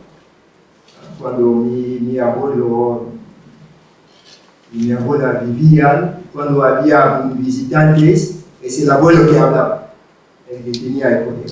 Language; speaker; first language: Spanish; non-native, fluent; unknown